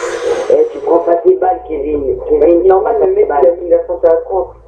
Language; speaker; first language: French; native; French